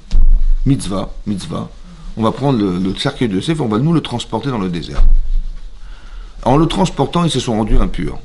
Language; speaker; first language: French; native; French